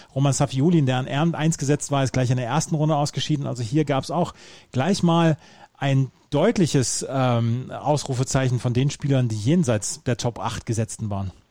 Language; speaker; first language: German; native; German